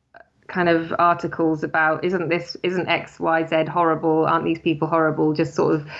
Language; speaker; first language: English; native; English